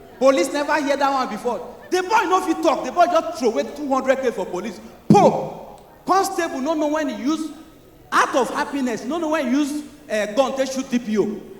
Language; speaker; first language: Nigerian Pidgin; native; Nigerian Pidgin